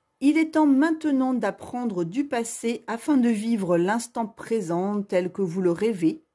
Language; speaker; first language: French; native; French